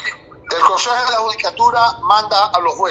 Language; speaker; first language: Spanish; native; Spanish